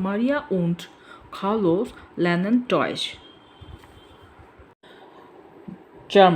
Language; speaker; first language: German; non-native, learner; Bangla